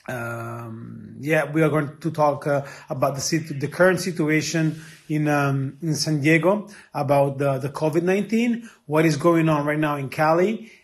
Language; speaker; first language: English; non-native, fluent; Italian